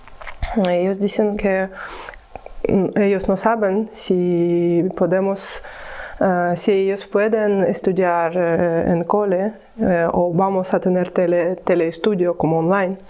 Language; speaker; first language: Spanish; non-native, learner; Ukrainian